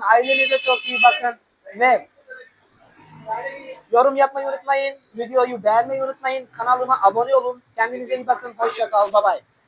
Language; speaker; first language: Turkish; non-native, fluent; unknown